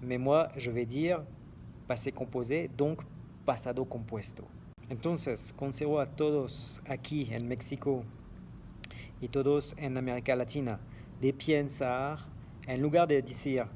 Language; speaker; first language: Spanish; non-native, fluent; French